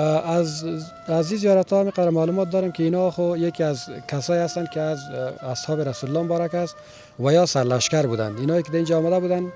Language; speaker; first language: Persian; native; Persian